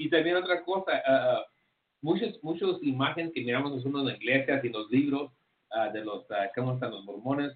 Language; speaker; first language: Spanish; early bilingual, heritage; Spanish